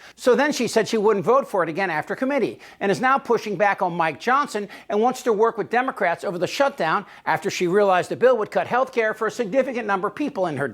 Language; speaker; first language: English; native; English